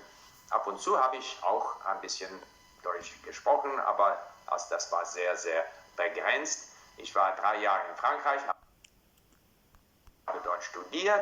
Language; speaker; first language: German; non-native, fluent; English